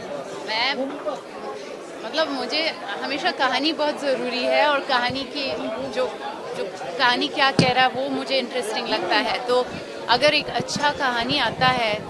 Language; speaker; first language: Hindi; non-native, local second language; French